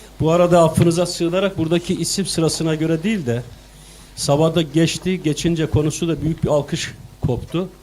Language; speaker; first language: Turkish; native; Turkish